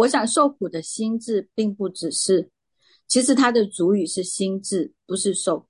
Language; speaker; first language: Chinese; native; Chinese